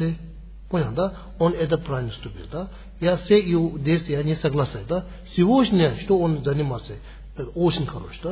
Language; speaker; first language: Russian; non-native, learner; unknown